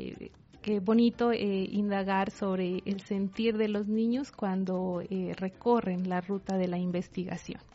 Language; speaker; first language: Spanish; native; Spanish